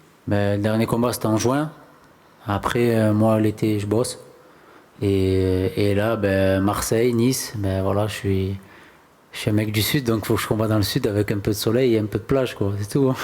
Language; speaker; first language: French; native; French